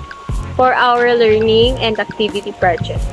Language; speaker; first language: English; non-native, local second language; Filipino